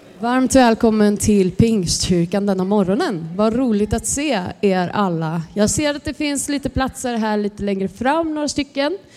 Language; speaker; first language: Swedish; native; Swedish